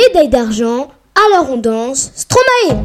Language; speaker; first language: French; native; French